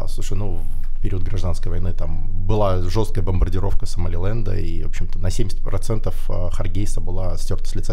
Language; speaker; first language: Russian; native; Russian